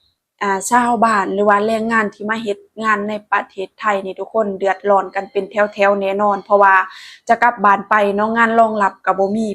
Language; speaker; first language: Thai; non-native, local second language; Northeastern Thai